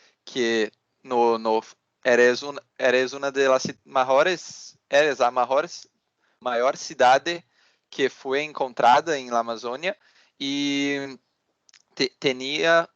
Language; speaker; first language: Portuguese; non-native, learner; Spanish